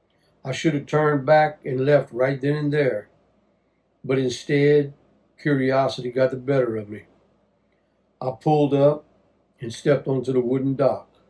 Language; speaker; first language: English; native; English